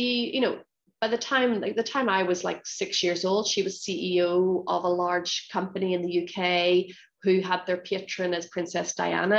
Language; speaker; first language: English; native; English